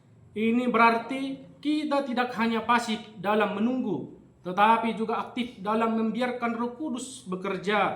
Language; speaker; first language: Indonesian; native; Indonesian